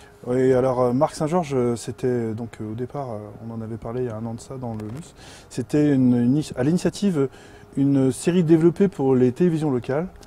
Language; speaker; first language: French; native; French